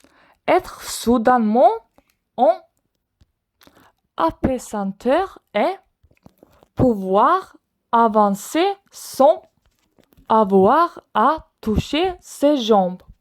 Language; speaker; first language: French; non-native, learner; Swedish